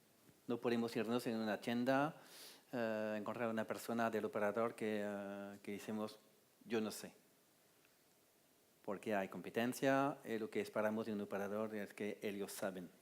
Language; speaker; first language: Spanish; non-native, fluent; French